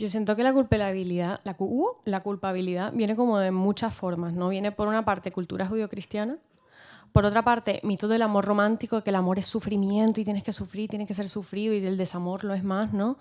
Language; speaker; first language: Spanish; native; Spanish